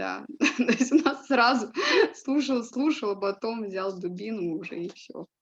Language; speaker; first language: Russian; native; Russian